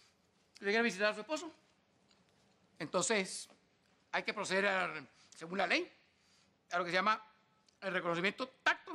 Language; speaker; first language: Spanish; native; Spanish